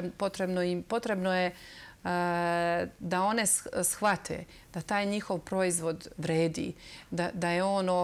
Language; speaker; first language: Serbian; native; Serbian